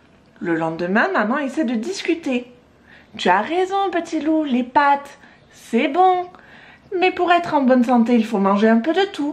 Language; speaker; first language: French; native; French